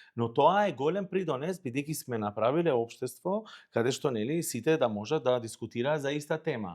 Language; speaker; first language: Macedonian; non-native, local second language; Albanian